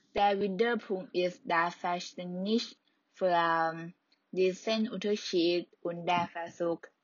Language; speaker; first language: German; non-native, learner; Thai